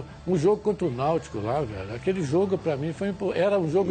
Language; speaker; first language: Portuguese; native; Portuguese